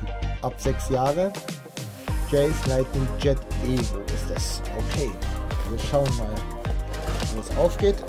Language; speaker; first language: German; native; German